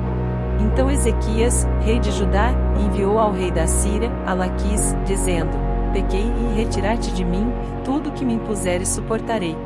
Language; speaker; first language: Portuguese; native; Portuguese